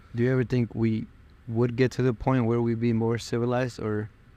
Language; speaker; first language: English; early bilingual, other home language; Spanish